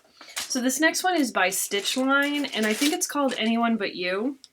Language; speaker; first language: English; native; English